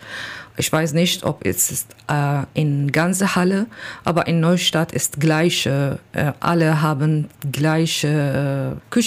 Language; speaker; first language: German; non-native, learner; Kurdish